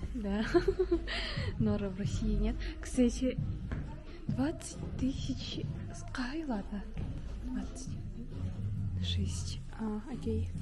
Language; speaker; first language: Russian; native; Russian